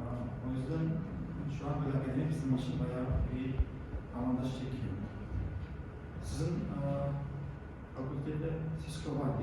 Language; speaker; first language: Turkish; non-native, learner; Kazakh